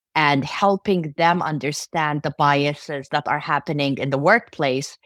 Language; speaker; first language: English; non-native, fluent; Arabic